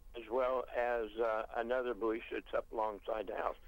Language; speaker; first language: English; native; English